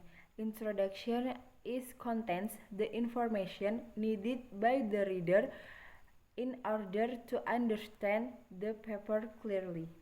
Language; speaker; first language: English; non-native, learner; Indonesian